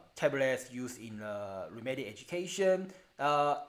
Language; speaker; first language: English; non-native, learner; Chinese